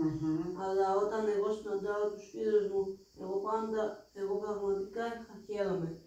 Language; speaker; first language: Greek; early bilingual, other home language; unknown